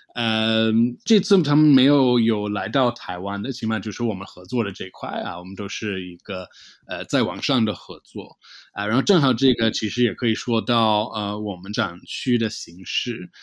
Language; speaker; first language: Chinese; non-native, fluent; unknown